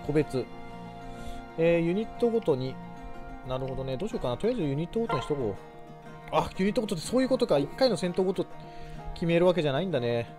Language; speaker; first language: Japanese; native; Japanese